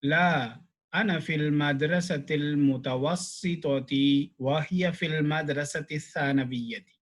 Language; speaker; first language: Arabic; non-native, fluent; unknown